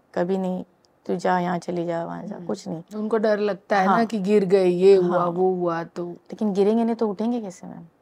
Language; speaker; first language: Hindi; native; Hindi